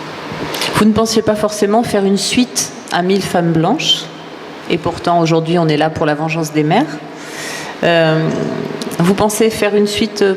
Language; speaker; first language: French; native; French